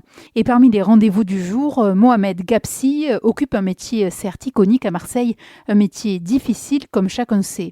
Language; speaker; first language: French; native; French